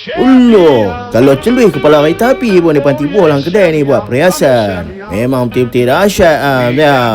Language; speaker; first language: Malay; native; Malay